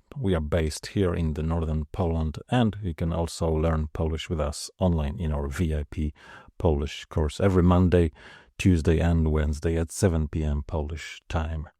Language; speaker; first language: English; non-native, fluent; Polish